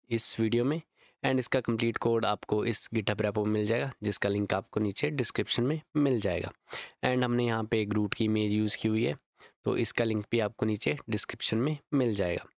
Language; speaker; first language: Hindi; native; Hindi